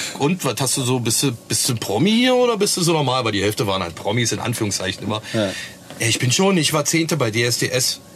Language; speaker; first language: German; native; German